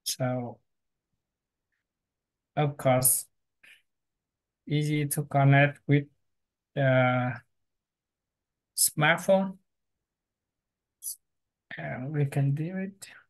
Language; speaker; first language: English; non-native, learner; Vietnamese